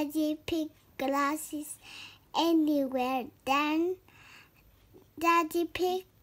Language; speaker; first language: English; non-native, learner; Vietnamese